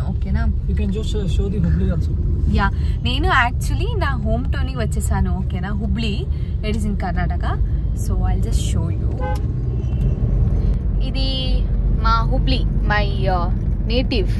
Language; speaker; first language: Telugu; non-native, local second language; Kannada